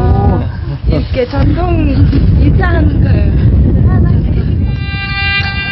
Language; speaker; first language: Korean; non-native, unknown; Mongolian